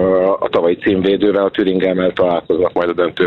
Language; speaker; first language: Hungarian; native; Hungarian